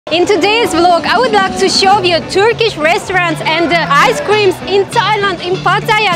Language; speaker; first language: English; non-native, fluent; Kazakh